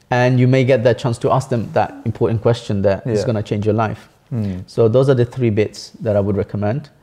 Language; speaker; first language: English; early bilingual, other home language; Bangla